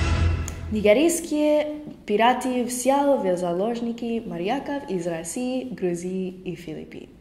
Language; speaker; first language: Russian; non-native, learner; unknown